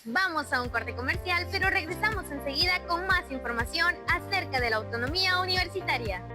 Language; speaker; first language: Spanish; native; Spanish